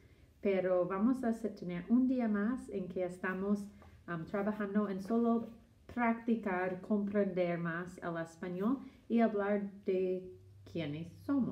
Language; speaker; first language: Spanish; non-native, fluent; English